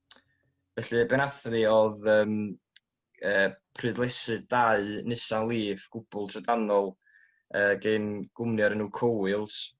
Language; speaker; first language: Welsh; native; Welsh